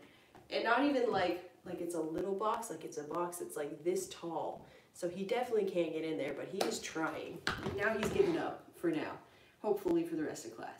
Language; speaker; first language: English; native; English